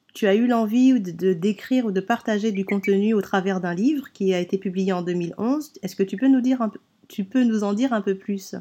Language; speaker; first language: French; native; French